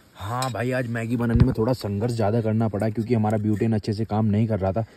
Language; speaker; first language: Hindi; native; Hindi